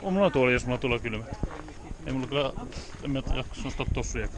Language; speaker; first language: Finnish; native; Finnish